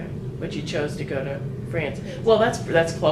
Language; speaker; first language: English; native; English